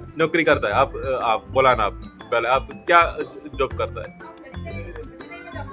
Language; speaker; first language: Hindi; non-native, local second language; Malayalam